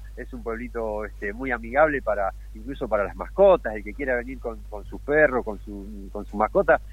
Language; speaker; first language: Spanish; native; Spanish